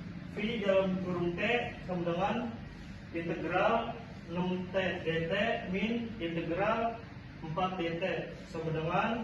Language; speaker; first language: Indonesian; native; Indonesian